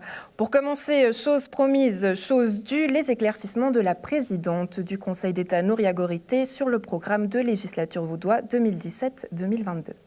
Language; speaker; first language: French; native; French